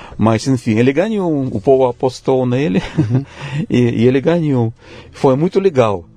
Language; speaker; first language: Portuguese; non-native, fluent; Russian